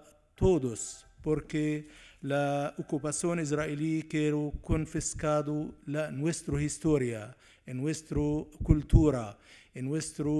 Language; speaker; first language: Spanish; non-native, learner; Arabic